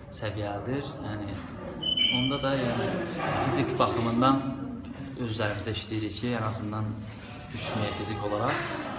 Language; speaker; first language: Azerbaijani; native; Azerbaijani